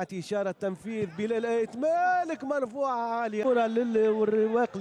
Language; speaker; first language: Arabic; native; Arabic